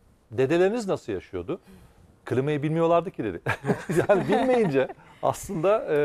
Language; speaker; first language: Turkish; native; Turkish